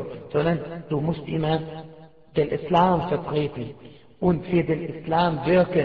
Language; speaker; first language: German; non-native, fluent; Arabic